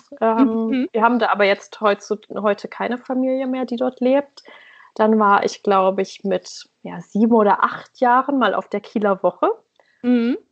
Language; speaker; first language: German; native; German